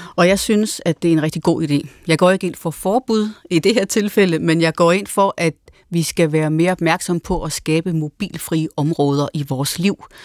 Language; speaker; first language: Danish; native; Danish